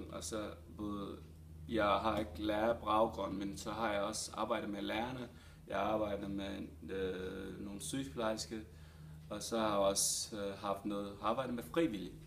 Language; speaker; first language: Danish; non-native, fluent; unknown